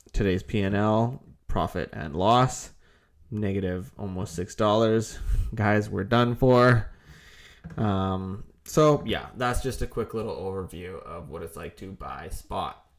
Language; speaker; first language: English; native; English